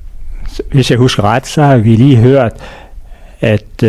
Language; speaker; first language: Danish; native; Danish